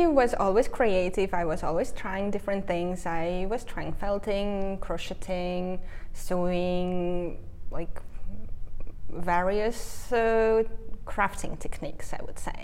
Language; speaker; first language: English; non-native, fluent; Russian